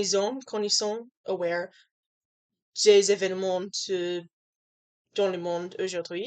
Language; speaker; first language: French; non-native, learner; English